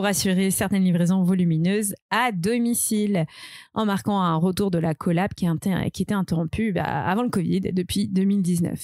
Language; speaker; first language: French; native; French